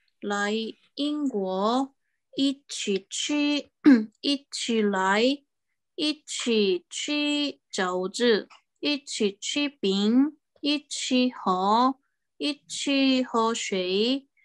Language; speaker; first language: Chinese; non-native, learner; Korean